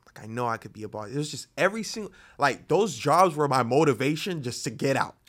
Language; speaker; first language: English; native; English